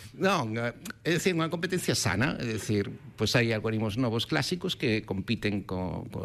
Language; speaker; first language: Galician; non-native, local second language; Spanish